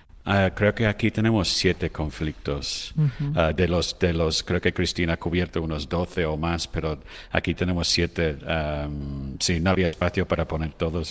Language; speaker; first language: Spanish; non-native, fluent; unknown